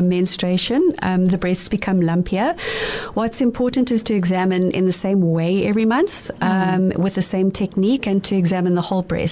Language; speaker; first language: English; native; English